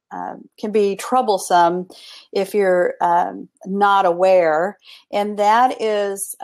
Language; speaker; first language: English; native; English